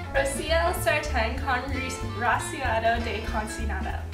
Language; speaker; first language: Spanish; non-native, learner; English